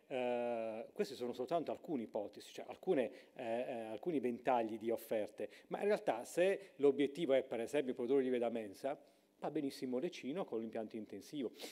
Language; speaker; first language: Italian; native; Italian